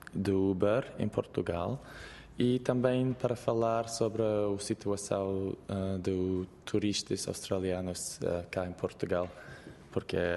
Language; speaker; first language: Portuguese; non-native, learner; English